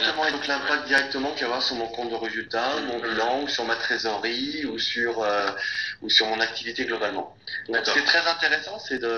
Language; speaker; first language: French; native; French